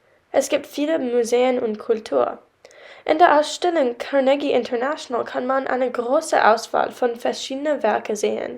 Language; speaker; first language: German; non-native, learner; English